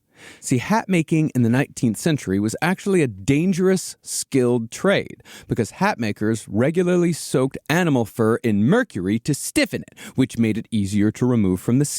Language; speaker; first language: English; native; English